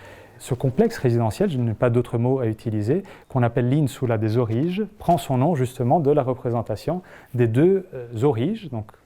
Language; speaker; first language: French; non-native, fluent; Italian